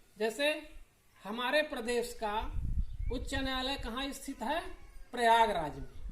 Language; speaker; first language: Hindi; native; Hindi